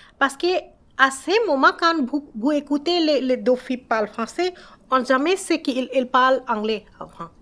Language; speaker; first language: French; non-native, learner; Bangla